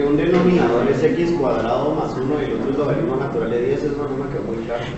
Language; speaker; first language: Spanish; native; Spanish